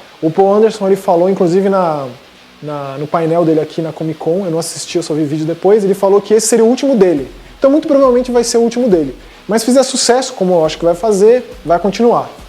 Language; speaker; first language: Portuguese; native; Portuguese